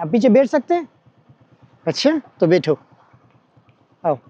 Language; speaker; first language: Hindi; non-native, learner; Bangla